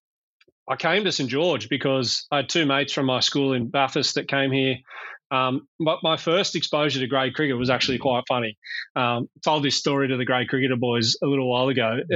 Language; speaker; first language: English; native; English